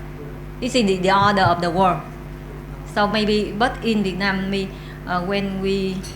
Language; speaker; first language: English; non-native, learner; Vietnamese